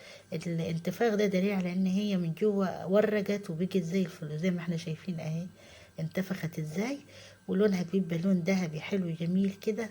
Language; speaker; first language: Arabic; native; Arabic